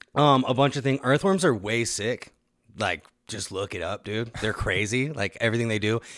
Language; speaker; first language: English; native; English